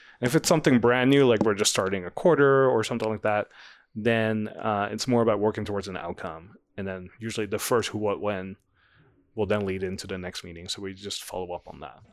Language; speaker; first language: English; non-native, fluent; Vietnamese